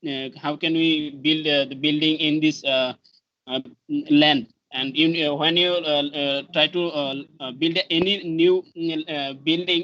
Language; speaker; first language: English; non-native, learner; Bangla